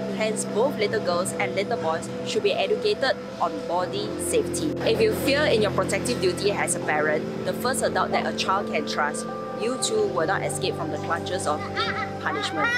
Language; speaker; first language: English; non-native, local second language; Chinese